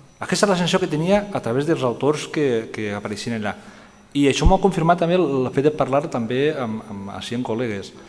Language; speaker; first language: Catalan; native; Catalan